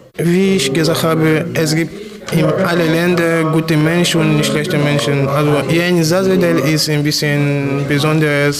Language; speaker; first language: German; non-native, fluent; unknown